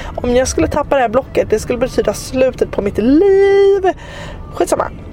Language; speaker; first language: Swedish; native; Swedish